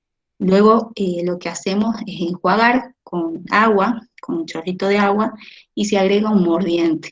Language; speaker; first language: Spanish; native; Spanish